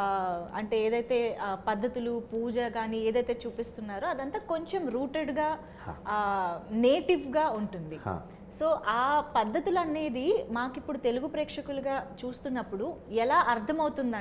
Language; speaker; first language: Telugu; native; Telugu